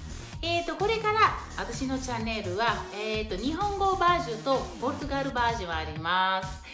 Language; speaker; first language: Japanese; non-native, learner; Portuguese